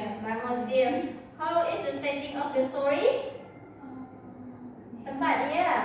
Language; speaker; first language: English; non-native, learner; Indonesian